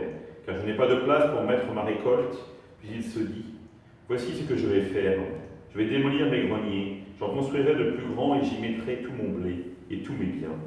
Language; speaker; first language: French; native; French